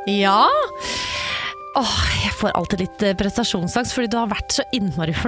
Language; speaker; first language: Norwegian; native; Norwegian